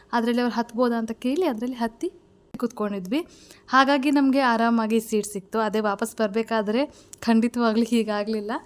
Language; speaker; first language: Kannada; native; Kannada